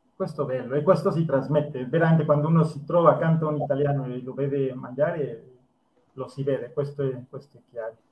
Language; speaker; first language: Italian; non-native, fluent; Spanish